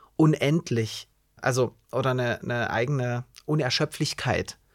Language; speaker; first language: German; native; German